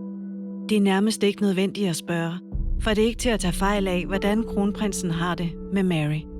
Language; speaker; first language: Danish; native; Danish